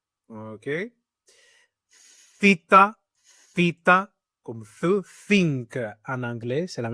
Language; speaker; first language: French; non-native, fluent; Greek